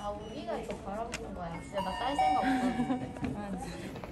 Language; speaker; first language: Korean; non-native, fluent; Thai